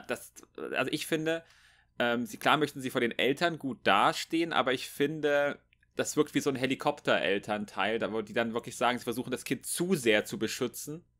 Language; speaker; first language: German; native; German